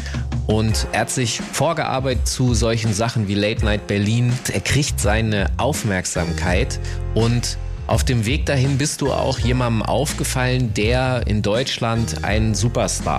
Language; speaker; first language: German; native; German